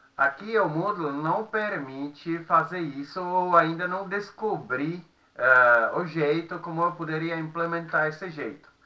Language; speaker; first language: Portuguese; non-native, fluent; Czech